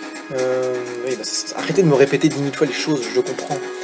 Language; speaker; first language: French; native; French